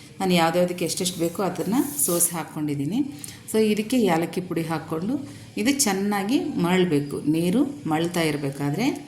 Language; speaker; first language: Kannada; non-native, local second language; Telugu